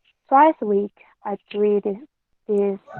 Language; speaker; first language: English; non-native, learner; Indonesian